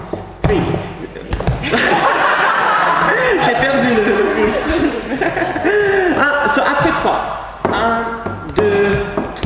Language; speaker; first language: French; non-native, learner; English